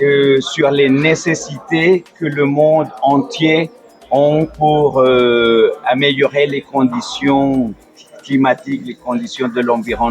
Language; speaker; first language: French; non-native, fluent; Spanish